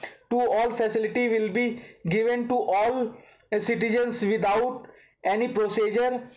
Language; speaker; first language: English; non-native, local second language; Hindi